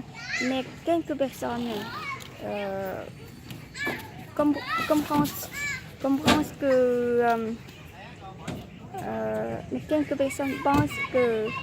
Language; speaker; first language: French; non-native, learner; Vietnamese